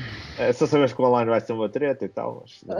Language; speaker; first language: Portuguese; native; Portuguese